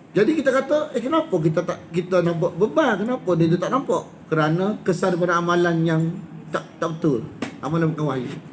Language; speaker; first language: Malay; native; Malay